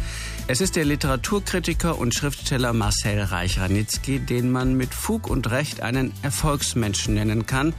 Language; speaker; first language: German; native; German